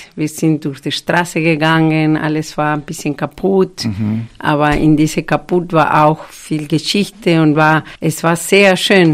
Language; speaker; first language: German; non-native, fluent; Spanish